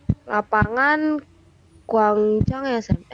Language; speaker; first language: Korean; non-native, learner; Indonesian